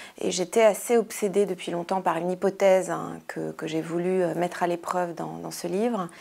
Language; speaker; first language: French; native; French